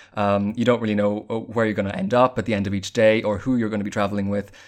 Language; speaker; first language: English; native; English